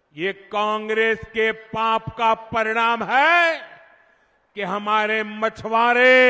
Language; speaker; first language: Hindi; non-native, local second language; Gujarati